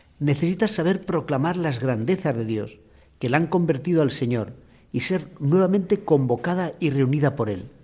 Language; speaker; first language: Spanish; native; Spanish